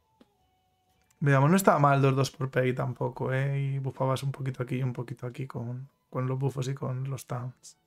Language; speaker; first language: Spanish; native; Spanish